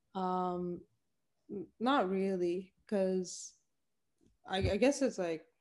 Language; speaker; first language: English; non-native, local second language; Tamil